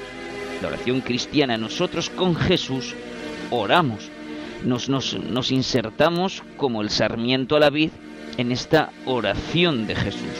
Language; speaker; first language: Spanish; native; Spanish